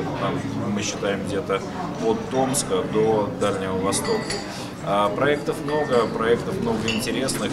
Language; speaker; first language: Russian; native; Russian